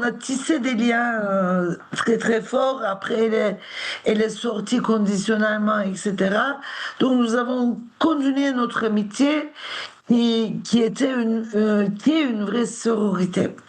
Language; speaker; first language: French; non-native, fluent; Turkish